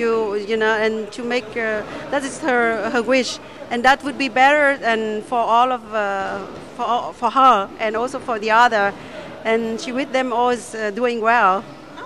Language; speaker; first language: English; non-native, learner; Vietnamese